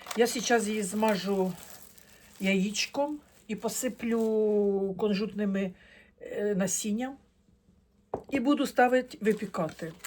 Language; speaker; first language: Ukrainian; non-native, local second language; Russian